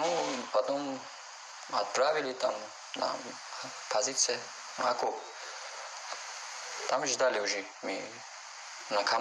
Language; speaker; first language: Russian; non-native, learner; Uzbek